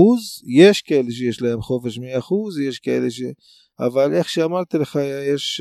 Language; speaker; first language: Hebrew; non-native, local second language; Arabic